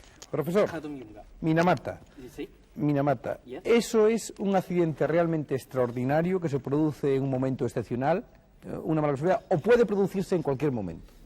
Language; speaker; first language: Spanish; native; Spanish